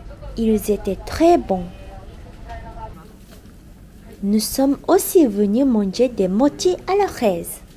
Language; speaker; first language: French; non-native, fluent; Japanese